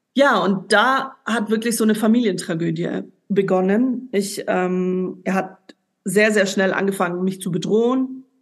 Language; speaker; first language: German; native; German